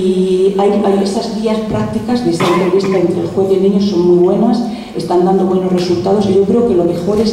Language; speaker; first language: Spanish; native; Spanish